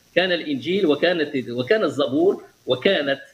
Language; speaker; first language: Arabic; native; Arabic